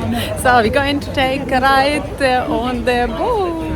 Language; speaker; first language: English; non-native, learner; Ukrainian